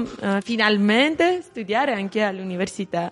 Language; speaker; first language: Italian; non-native, learner; Armenian